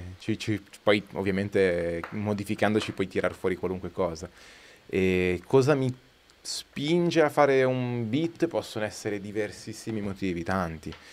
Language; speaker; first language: Italian; native; Italian